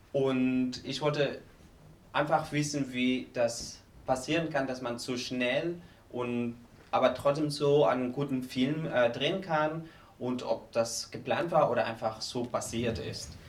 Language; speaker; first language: German; non-native, fluent; Spanish